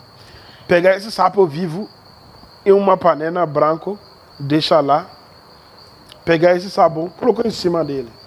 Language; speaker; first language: Portuguese; non-native, learner; Yoruba